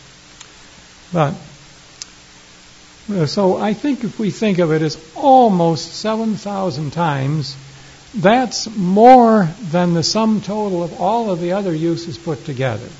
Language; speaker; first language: English; native; English